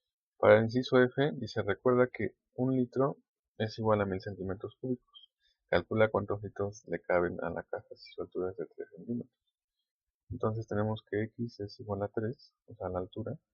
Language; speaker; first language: Spanish; native; Spanish